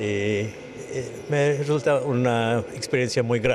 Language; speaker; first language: Spanish; non-native, fluent; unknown